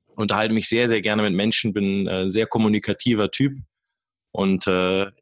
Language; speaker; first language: German; native; German